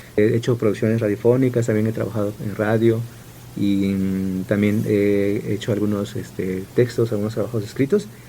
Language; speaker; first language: Spanish; non-native, local second language; Zapotec